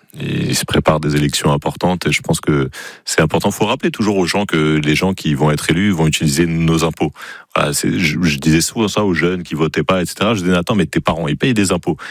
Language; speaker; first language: French; native; French